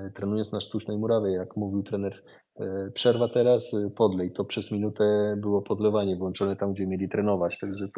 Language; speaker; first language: Polish; early bilingual, heritage; Polish